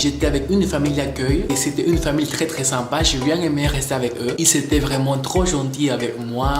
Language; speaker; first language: French; non-native, fluent; Spanish